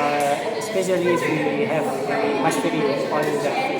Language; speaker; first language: English; non-native, learner; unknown